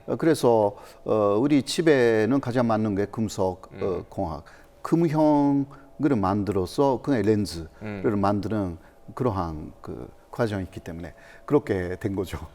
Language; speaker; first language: Korean; non-native, fluent; Japanese